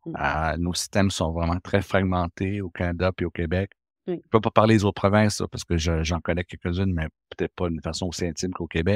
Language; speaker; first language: French; native; French